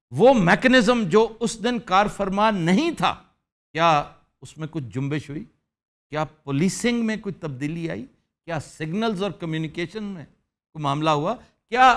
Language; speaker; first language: Urdu; native; Urdu